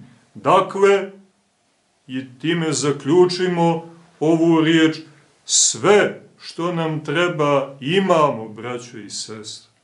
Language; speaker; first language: Serbian; native; Serbian